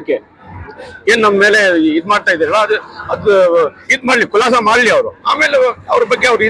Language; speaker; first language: Kannada; non-native, local second language; Urdu